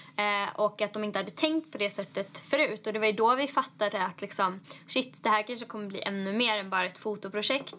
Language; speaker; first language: Swedish; native; Swedish